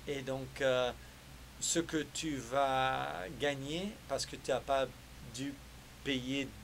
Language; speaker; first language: French; non-native, fluent; English